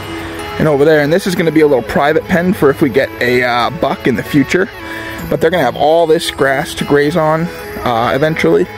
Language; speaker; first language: English; native; English